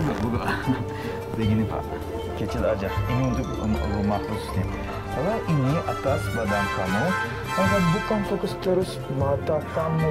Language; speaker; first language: Indonesian; non-native, fluent; Turkish